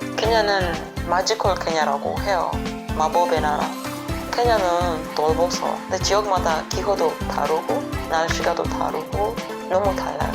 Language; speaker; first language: Korean; non-native, fluent; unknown